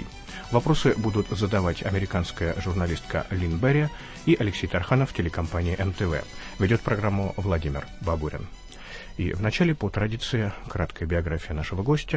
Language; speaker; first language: Russian; native; Russian